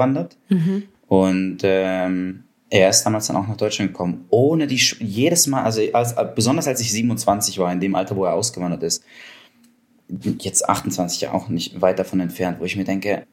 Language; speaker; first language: German; early bilingual, other home language; Russian